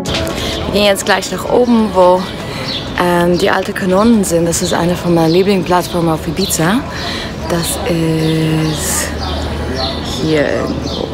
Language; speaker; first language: German; non-native, fluent; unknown